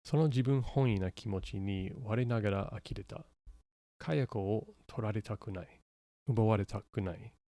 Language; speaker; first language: Japanese; non-native, learner; English